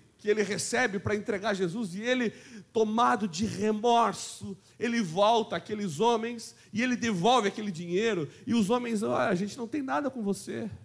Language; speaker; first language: Portuguese; native; Portuguese